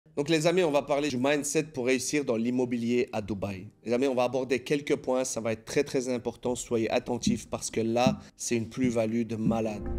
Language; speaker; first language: French; native; French